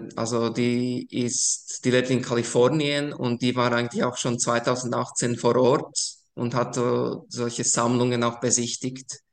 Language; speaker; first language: German; early bilingual, other home language; Slovak